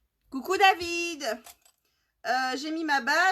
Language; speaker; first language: French; native; French